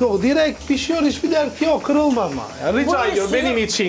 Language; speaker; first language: Turkish; non-native, learner; Italian